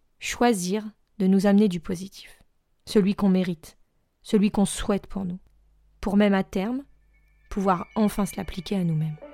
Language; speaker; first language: French; native; French